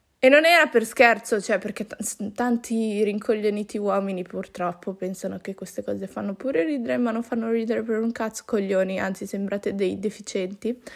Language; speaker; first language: Italian; native; Italian